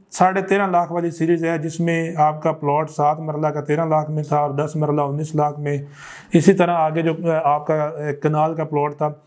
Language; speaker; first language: Urdu; non-native, local second language; Punjabi